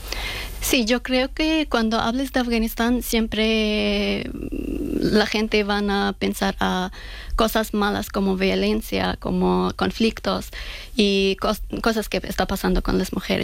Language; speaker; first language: Spanish; non-native, fluent; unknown